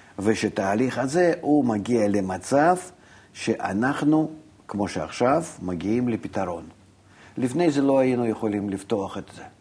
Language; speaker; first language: Hebrew; non-native, fluent; Russian